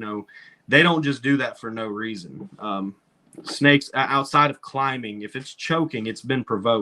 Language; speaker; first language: English; native; English